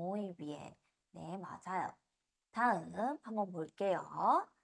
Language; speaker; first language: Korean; non-native, fluent; Spanish